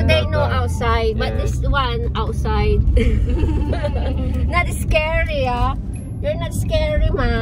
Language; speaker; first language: English; non-native, learner; Filipino